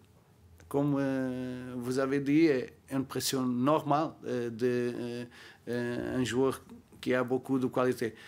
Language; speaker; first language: French; non-native, learner; Portuguese